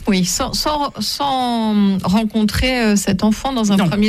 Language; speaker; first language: French; native; French